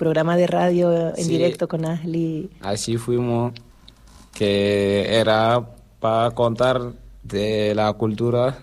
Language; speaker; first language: Spanish; non-native, fluent; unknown